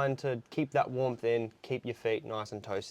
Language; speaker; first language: English; native; English